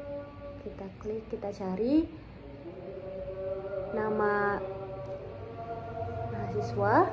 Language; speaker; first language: Indonesian; native; Indonesian